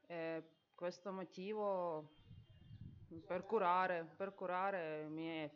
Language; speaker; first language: Italian; non-native, learner; Ukrainian